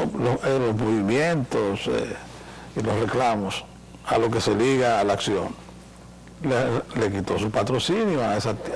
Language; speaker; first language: Spanish; native; Spanish